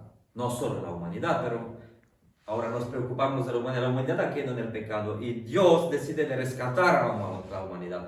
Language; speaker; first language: Spanish; non-native, fluent; French